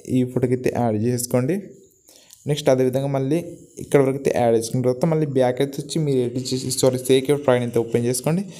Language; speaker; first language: Telugu; non-native, local second language; Gondi